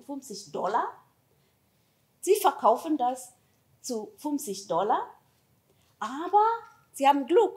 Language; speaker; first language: German; non-native, fluent; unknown